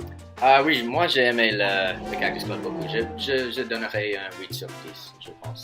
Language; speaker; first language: French; non-native, fluent; English